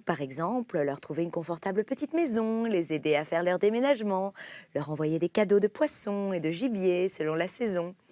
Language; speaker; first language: French; native; French